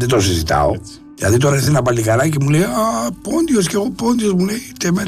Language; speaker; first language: Greek; native; Greek